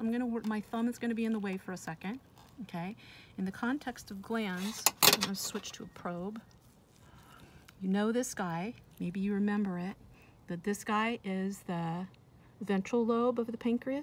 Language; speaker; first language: English; native; English